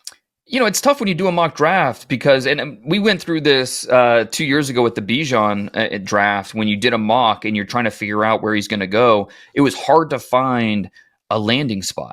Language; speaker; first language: English; native; English